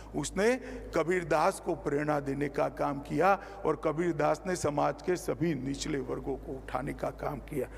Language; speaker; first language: Hindi; non-native, local second language; Gujarati